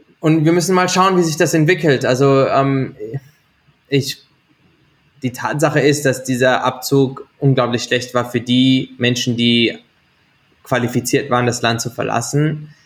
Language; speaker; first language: German; native; German